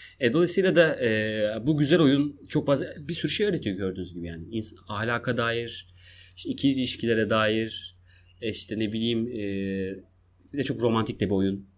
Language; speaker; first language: Turkish; non-native, local second language; Kurdish